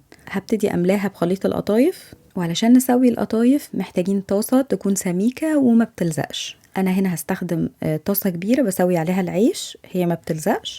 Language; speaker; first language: Arabic; native; Arabic